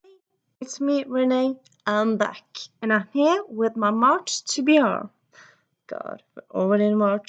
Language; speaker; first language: English; early bilingual, heritage; Norwegian